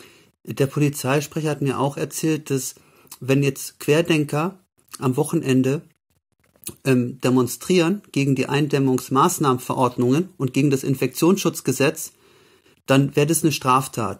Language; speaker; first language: German; native; German